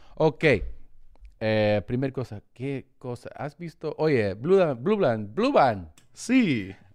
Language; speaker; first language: Spanish; early bilingual, heritage; English